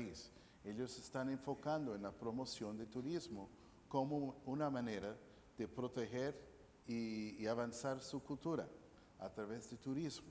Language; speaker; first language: Spanish; non-native, fluent; English